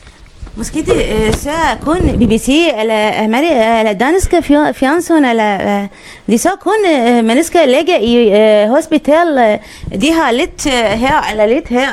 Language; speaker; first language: Danish; non-native, learner; Arabic